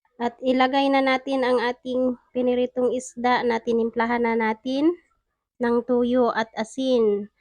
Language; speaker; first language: Filipino; non-native, local second language; Cebuano